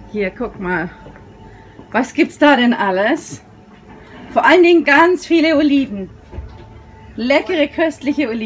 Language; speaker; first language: German; native; German